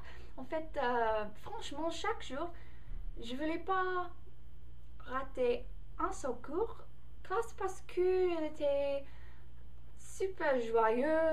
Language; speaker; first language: French; non-native, learner; English